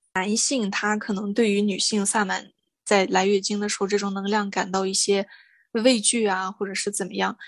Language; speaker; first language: Chinese; non-native, local second language; Mongolian